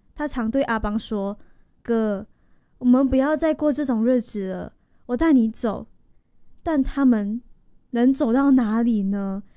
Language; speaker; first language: Chinese; native; Chinese